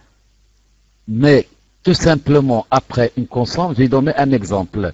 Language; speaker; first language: French; non-native, local second language; Arabic